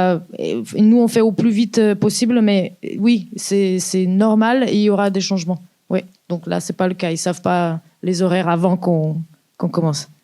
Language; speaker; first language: French; native; French